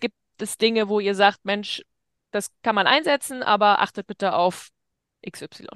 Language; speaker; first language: German; native; German